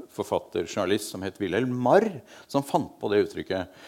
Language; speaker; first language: Norwegian; non-native, fluent; Hungarian